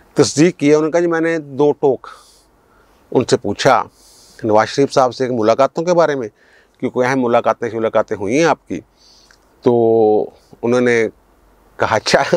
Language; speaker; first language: Urdu; non-native, local second language; Punjabi